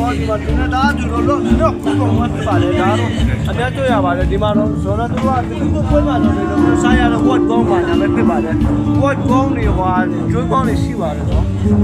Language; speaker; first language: Burmese; non-native, local second language; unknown